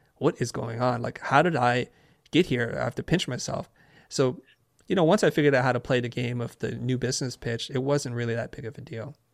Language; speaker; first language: English; early bilingual, other home language; Vietnamese